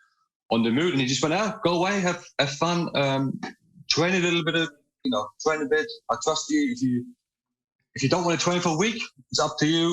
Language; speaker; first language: English; non-native, fluent; German